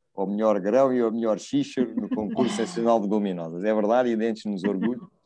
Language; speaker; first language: Portuguese; native; Portuguese